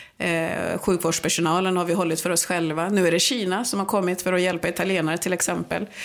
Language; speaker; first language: Swedish; early bilingual, other home language; Swahili